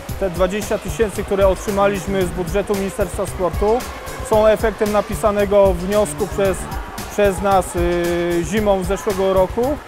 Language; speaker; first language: Polish; native; Polish